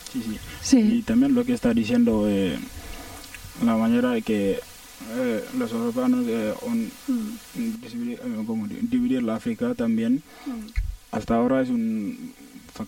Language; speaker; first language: Spanish; non-native, learner; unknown